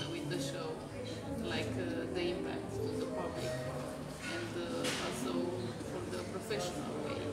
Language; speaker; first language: English; non-native, fluent; Romanian